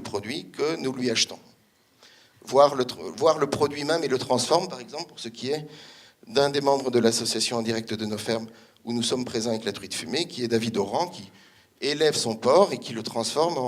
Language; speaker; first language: French; native; French